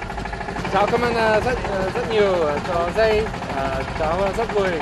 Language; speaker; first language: Vietnamese; non-native, learner; English